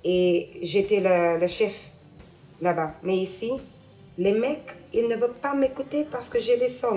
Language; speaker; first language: French; non-native, learner; English